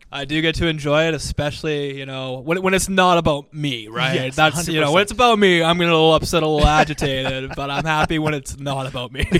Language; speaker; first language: English; native; English